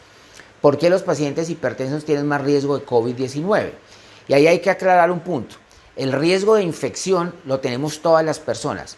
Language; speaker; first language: Spanish; native; Spanish